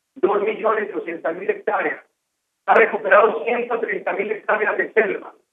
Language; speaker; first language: Spanish; native; Spanish